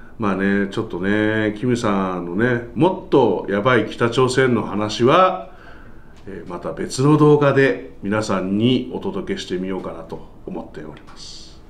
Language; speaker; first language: Japanese; native; Japanese